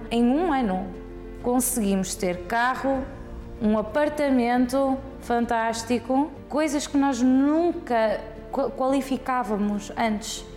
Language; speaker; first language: Portuguese; early bilingual, heritage; Portuguese